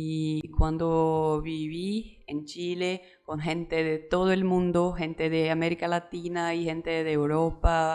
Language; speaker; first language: Spanish; non-native, learner; Portuguese